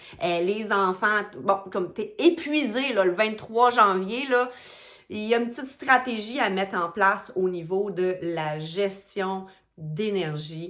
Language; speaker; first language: French; native; French